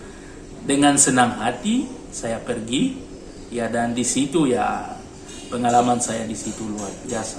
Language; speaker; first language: Indonesian; non-native, learner; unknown